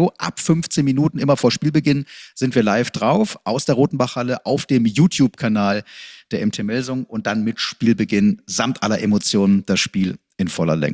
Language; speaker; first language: German; native; German